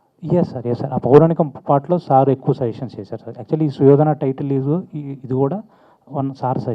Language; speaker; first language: Telugu; native; Telugu